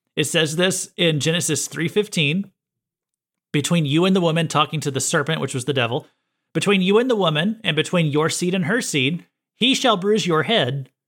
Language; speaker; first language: English; native; English